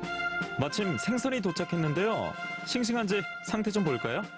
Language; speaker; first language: Korean; native; Korean